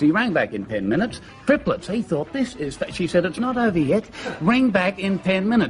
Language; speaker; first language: English; native; English